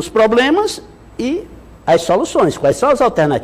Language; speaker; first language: Portuguese; native; Portuguese